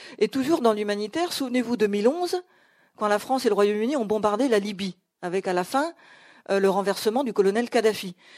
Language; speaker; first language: French; native; French